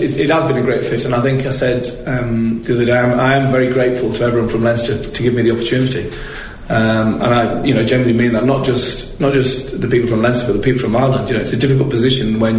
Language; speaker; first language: English; native; English